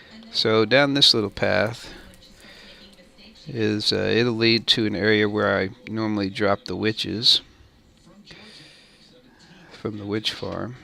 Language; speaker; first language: English; native; English